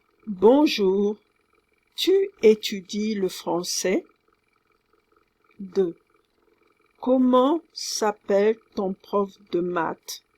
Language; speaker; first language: French; non-native, fluent; English